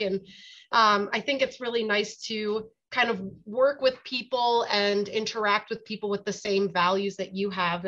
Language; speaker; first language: English; native; English